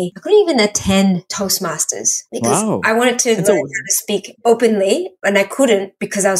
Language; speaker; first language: English; native; English